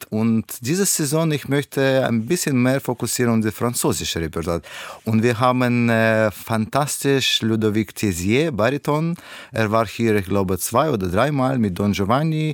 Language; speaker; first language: German; non-native, learner; Russian